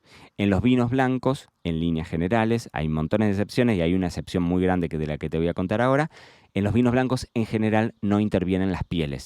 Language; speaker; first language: Spanish; native; Spanish